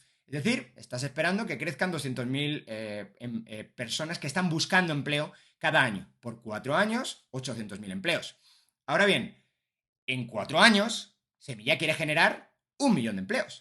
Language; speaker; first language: Spanish; native; Spanish